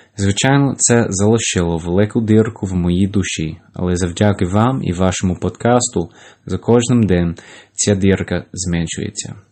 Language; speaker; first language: Ukrainian; non-native, learner; English